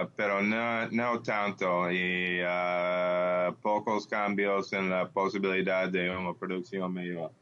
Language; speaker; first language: Portuguese; non-native, learner; English